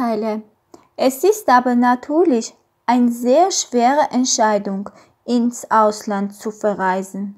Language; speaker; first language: German; non-native, learner; Armenian